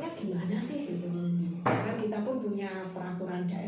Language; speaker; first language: Indonesian; native; Indonesian